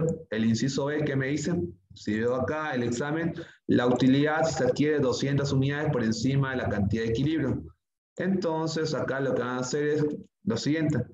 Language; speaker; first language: Spanish; native; Spanish